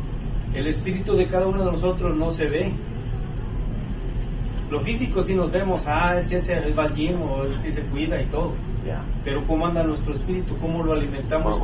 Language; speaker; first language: Spanish; native; Spanish